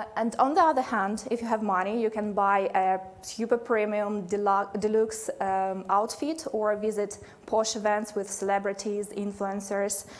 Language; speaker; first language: English; non-native, fluent; Russian